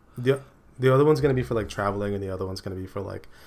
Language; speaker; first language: English; early bilingual, other home language; Filipino